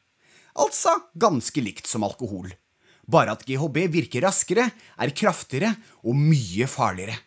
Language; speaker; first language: Norwegian; native; Norwegian